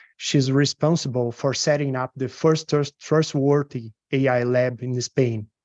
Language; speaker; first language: English; non-native, fluent; Portuguese